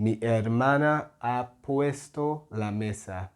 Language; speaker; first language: Spanish; non-native, fluent; English